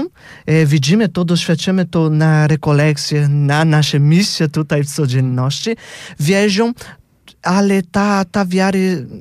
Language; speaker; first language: Polish; non-native, fluent; Portuguese